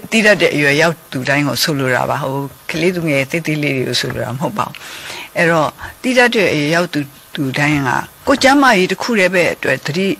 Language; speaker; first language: Burmese; native; Burmese